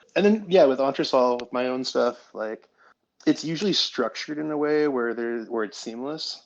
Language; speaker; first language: English; native; English